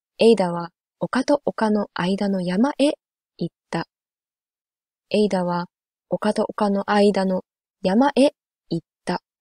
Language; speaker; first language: Japanese; non-native, fluent; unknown